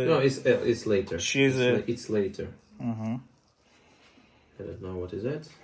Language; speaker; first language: English; non-native, fluent; Russian